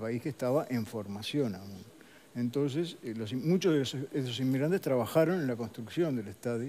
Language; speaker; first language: Spanish; native; Spanish